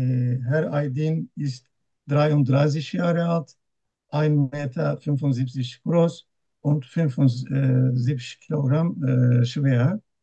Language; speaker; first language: German; non-native, learner; Turkish